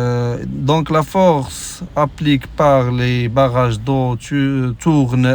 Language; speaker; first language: French; non-native, local second language; Arabic